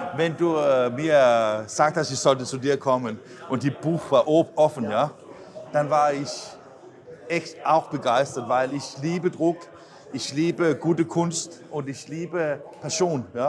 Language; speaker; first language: German; non-native, fluent; Danish